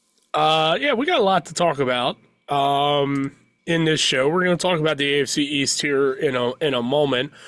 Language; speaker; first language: English; native; English